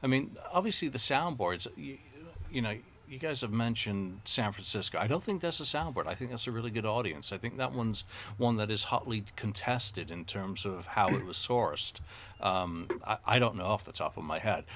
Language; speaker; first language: English; native; English